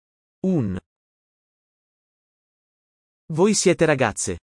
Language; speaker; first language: Italian; non-native, learner; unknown